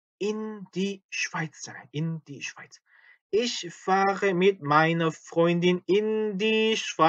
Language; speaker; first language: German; non-native, fluent; Korean